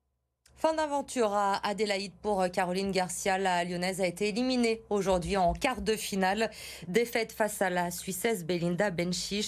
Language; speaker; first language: French; native; French